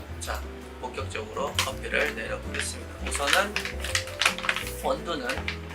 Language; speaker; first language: Korean; native; Korean